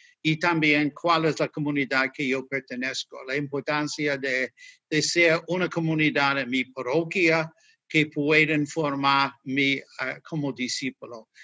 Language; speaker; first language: Spanish; non-native, fluent; English